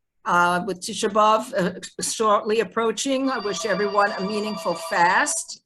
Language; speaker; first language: English; native; English